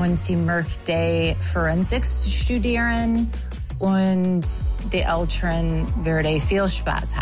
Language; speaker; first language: German; non-native, learner; English